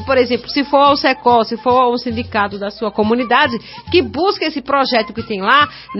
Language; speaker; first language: Portuguese; native; Portuguese